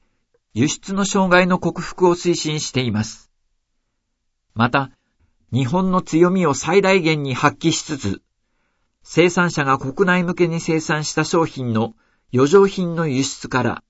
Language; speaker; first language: Japanese; native; Japanese